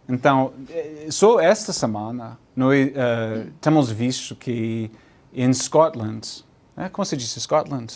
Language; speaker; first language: Portuguese; non-native, learner; English